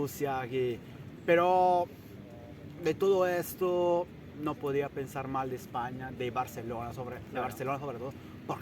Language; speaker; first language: Spanish; non-native, fluent; Italian